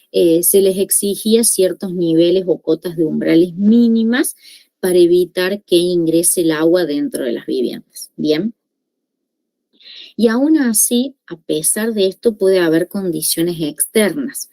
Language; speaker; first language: Spanish; native; Spanish